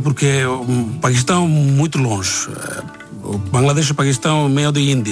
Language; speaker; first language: Portuguese; non-native, learner; Bangla